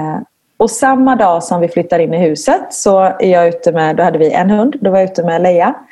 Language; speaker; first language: Swedish; native; Swedish